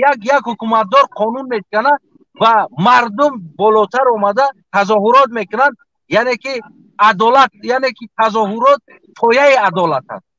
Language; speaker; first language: Tajik; native; Tajik